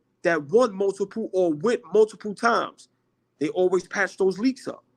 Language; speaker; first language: English; native; English